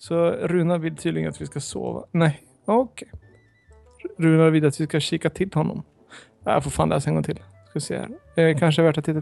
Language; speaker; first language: Swedish; native; Swedish